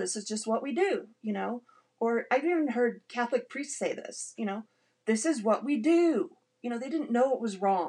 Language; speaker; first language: English; native; English